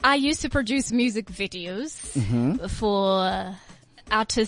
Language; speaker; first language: English; non-native, local second language; Tswana